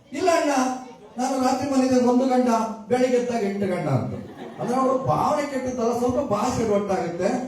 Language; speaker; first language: Kannada; native; Kannada